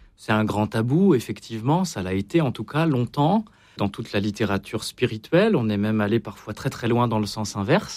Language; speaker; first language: French; native; French